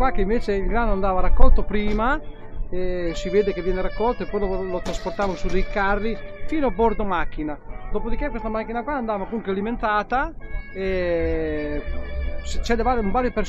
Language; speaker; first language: Italian; native; Italian